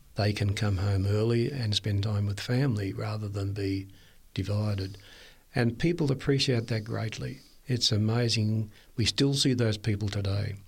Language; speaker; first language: English; native; English